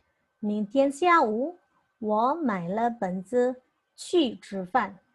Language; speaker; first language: Chinese; non-native, fluent; Indonesian